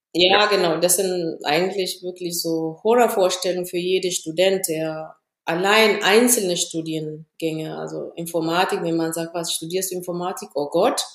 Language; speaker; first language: German; non-native, fluent; Amharic